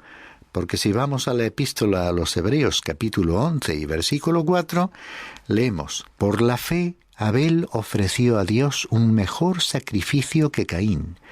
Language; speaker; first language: Spanish; native; Spanish